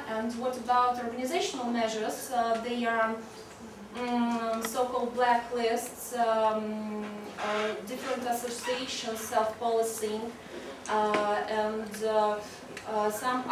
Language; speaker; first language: English; non-native, fluent; Russian